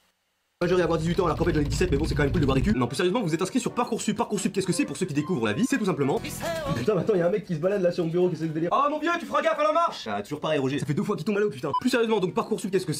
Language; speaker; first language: French; native; French